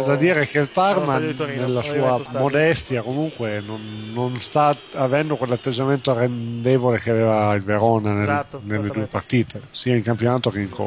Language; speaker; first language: Italian; native; Italian